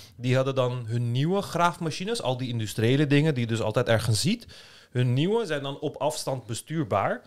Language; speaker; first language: Dutch; early bilingual, other home language; Turkish